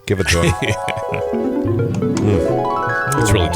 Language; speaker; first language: English; native; English